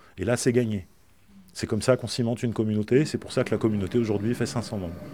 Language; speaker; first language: French; native; French